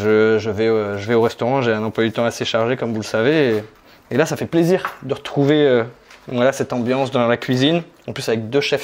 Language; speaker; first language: French; native; French